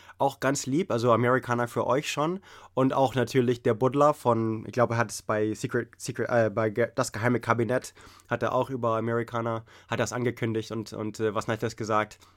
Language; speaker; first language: German; non-native, fluent; English